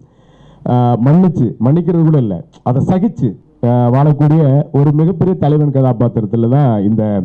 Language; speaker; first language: Tamil; native; Tamil